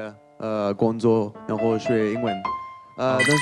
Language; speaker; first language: Chinese; non-native, fluent; French